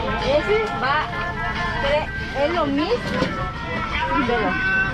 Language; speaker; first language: Spanish; non-native, learner; Korean